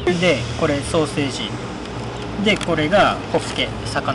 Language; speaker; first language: Japanese; native; Japanese